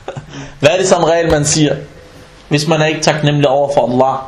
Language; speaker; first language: Danish; early bilingual, other home language; Arabic